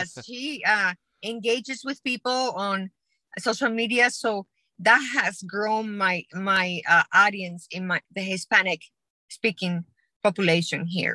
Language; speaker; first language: English; non-native, fluent; Spanish